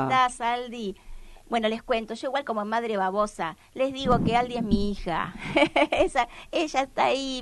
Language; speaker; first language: Spanish; native; Spanish